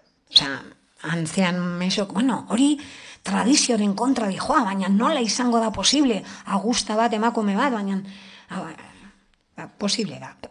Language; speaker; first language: Basque; non-native, local second language; Spanish